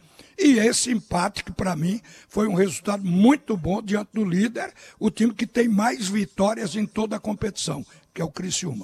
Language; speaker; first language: Portuguese; native; Portuguese